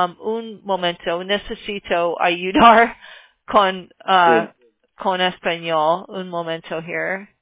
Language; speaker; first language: Spanish; non-native, learner; English